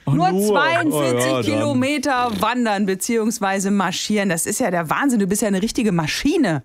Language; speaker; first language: German; native; German